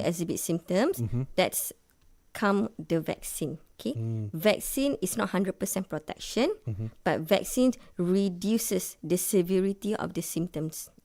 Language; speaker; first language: English; non-native, local second language; Malay